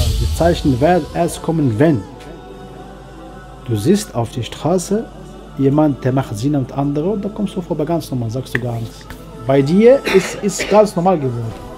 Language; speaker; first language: German; non-native, learner; Arabic